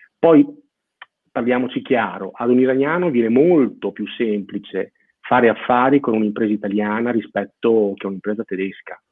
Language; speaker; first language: Italian; native; Italian